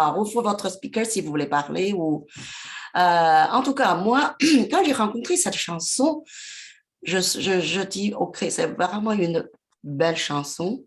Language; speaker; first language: French; non-native, fluent; Chinese